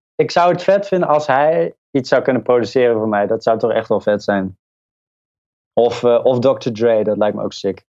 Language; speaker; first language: Dutch; native; Dutch